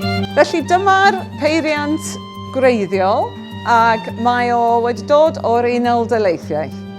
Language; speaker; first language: Welsh; native; Welsh